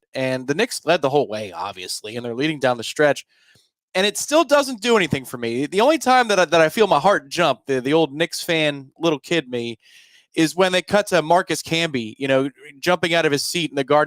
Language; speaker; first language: English; native; English